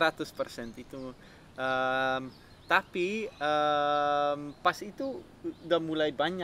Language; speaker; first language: Indonesian; non-native, fluent; Dutch